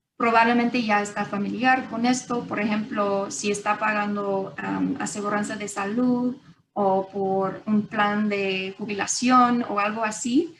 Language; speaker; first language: Spanish; non-native, fluent; English